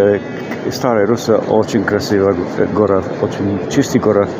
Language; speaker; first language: Russian; non-native, learner; English